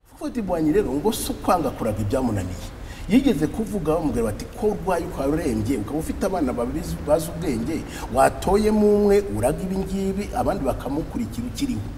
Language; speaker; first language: Kinyarwanda; native; Kinyarwanda